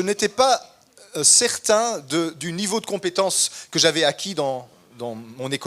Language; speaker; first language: French; native; French